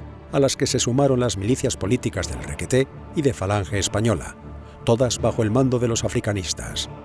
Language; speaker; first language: Spanish; native; Spanish